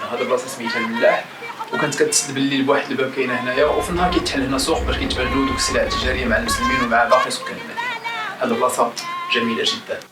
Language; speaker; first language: Arabic; native; Arabic